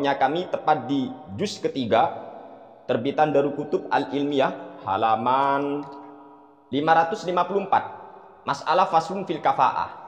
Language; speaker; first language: Indonesian; non-native, local second language; Madurese